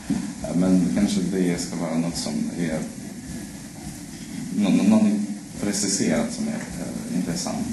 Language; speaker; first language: Swedish; non-native, fluent; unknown